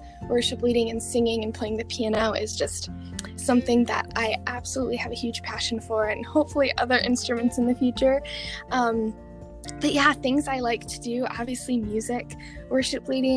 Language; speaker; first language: English; native; English